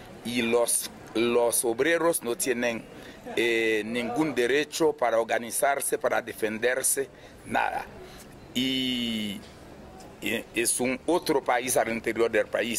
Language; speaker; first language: Spanish; non-native, fluent; Haitian Creole